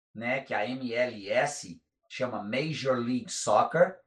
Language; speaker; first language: Portuguese; native; Portuguese